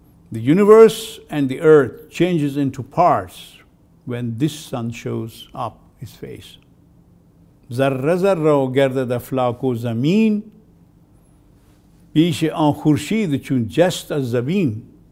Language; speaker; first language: English; non-native, fluent; Turkish